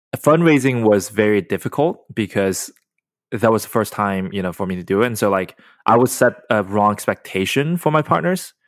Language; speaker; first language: English; early bilingual, other home language; Chinese